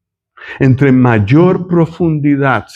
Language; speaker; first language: Spanish; native; Spanish